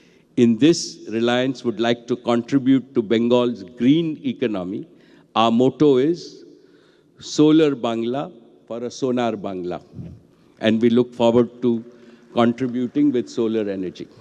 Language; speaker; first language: English; non-native, local second language; Gujarati